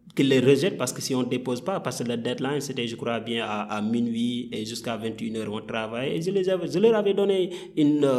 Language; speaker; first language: French; non-native, local second language; Wolof